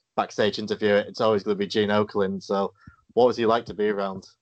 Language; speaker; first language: English; native; English